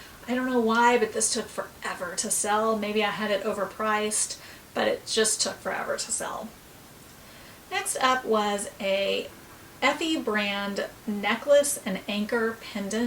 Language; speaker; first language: English; native; English